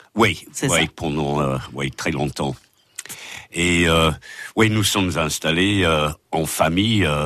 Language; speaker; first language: French; non-native, fluent; English